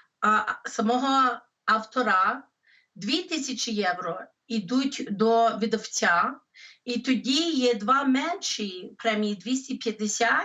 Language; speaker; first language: Ukrainian; early bilingual, heritage; English